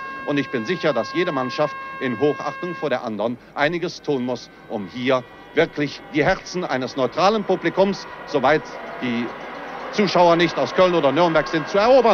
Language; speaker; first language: German; native; German